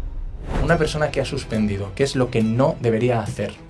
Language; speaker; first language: Spanish; native; Spanish